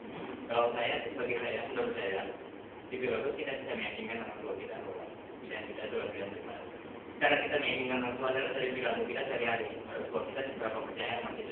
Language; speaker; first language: Indonesian; non-native, learner; Hindi